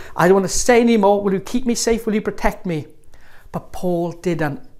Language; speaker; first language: English; native; English